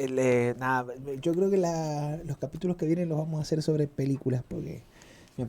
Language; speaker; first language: Spanish; native; Spanish